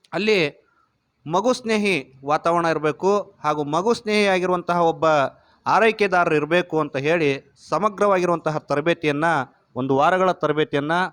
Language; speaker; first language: Kannada; native; Kannada